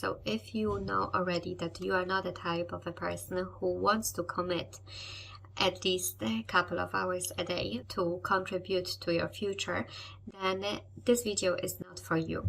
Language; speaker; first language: English; non-native, fluent; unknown